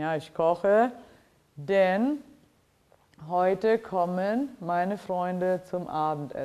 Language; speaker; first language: German; non-native, fluent; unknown